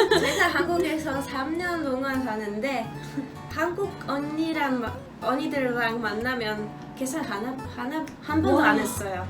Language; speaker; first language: Korean; non-native, learner; Polish